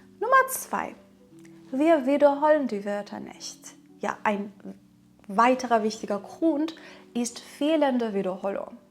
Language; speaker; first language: German; non-native, fluent; Persian